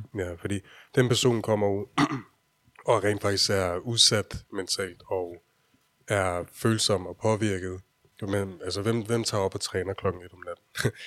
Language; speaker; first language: Danish; early bilingual, other home language; Urdu